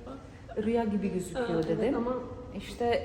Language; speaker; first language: Turkish; non-native, fluent; Albanian